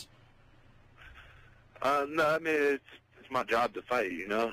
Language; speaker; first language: English; native; English